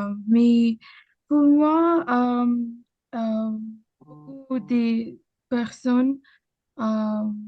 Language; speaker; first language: French; non-native, learner; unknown